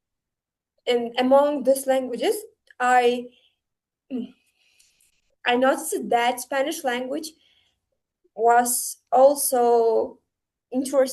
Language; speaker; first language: English; non-native, learner; Uzbek